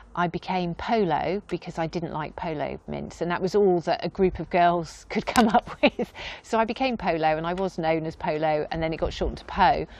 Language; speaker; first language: English; native; English